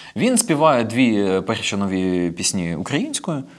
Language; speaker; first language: Ukrainian; non-native, local second language; Russian